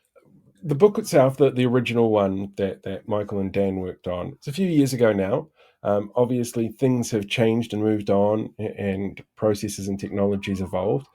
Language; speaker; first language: English; native; English